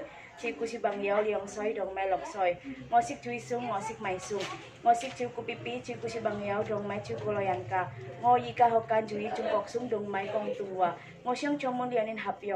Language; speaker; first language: Cantonese; non-native, learner; Indonesian